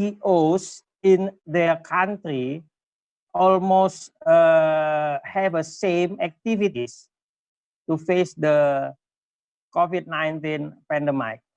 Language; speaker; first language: English; non-native, local second language; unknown